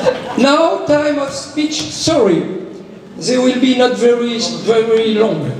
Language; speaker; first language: English; non-native, learner; French